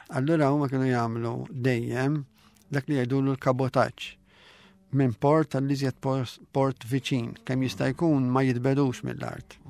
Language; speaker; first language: Maltese; native; Maltese